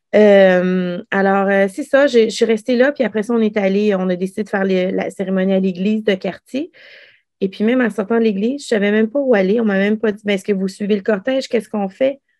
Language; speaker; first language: French; early bilingual, other home language; Lao